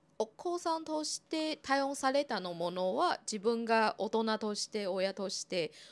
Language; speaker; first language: Japanese; non-native, fluent; Chinese